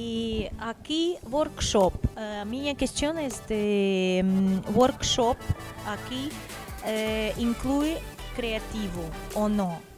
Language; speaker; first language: Spanish; non-native, learner; Portuguese